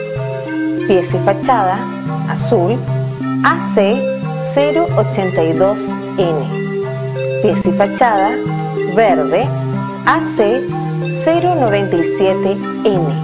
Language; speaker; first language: Spanish; native; Spanish